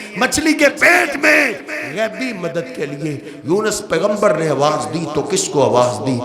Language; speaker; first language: Urdu; non-native, local second language; Punjabi